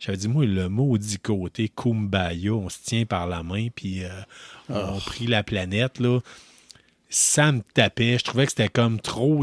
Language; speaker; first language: French; native; French